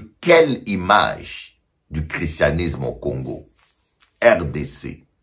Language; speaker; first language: French; non-native, local second language; Lingala